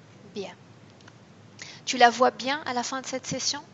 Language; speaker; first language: French; native; French